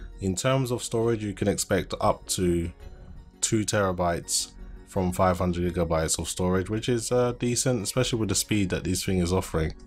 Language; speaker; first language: English; native; English